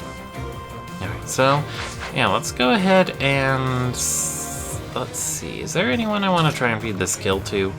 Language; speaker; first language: English; native; English